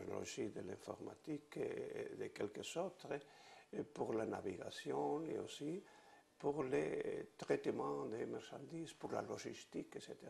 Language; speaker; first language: French; non-native, fluent; Spanish